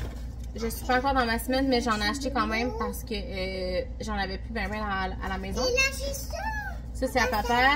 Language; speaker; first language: French; native; French